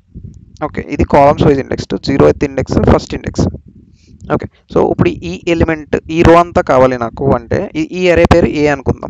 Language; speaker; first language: Telugu; native; Telugu